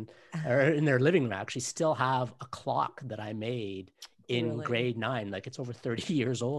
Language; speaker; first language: English; native; English